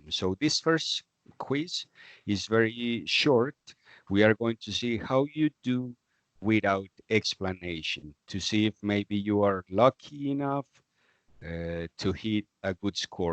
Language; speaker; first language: English; non-native, fluent; Spanish